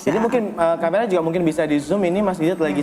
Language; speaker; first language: Indonesian; native; Indonesian